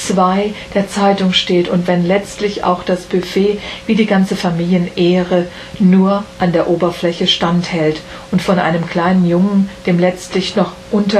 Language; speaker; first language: German; native; German